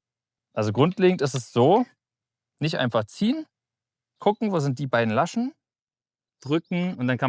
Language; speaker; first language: German; native; German